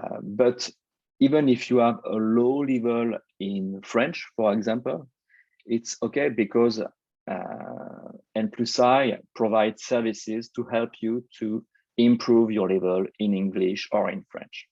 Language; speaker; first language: English; non-native, fluent; French